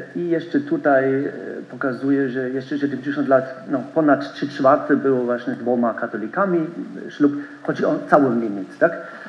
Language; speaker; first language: Polish; non-native, learner; German